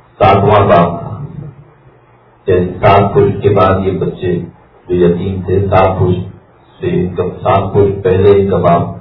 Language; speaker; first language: Urdu; native; Urdu